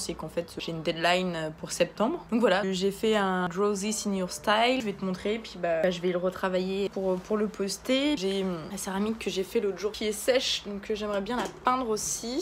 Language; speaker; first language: French; native; French